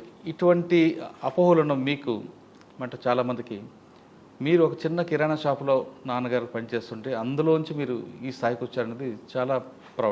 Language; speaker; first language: Telugu; native; Telugu